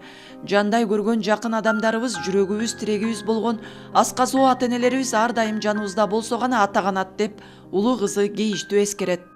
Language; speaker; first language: Kyrgyz; native; Kyrgyz